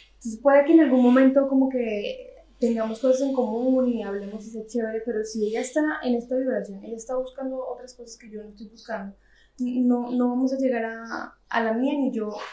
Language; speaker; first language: Spanish; native; Spanish